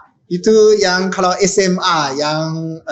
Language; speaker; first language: Indonesian; non-native, learner; Japanese